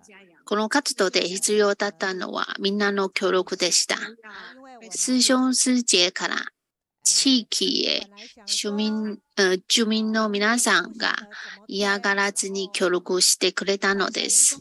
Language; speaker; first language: Japanese; non-native, fluent; Chinese